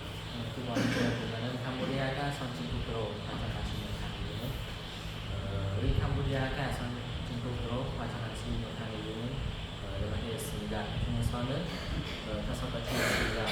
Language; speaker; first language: Korean; non-native, learner; Khmer